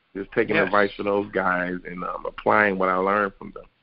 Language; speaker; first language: English; native; English